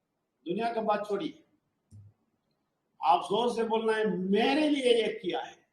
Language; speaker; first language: Hindi; non-native, local second language; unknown